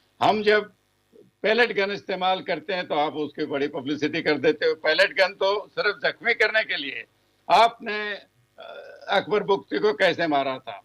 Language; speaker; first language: Hindi; native; Hindi